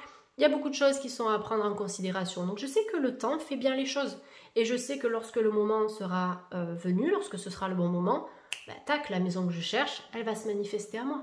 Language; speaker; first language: French; native; French